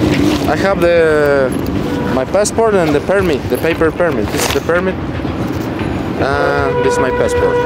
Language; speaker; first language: English; non-native, learner; Spanish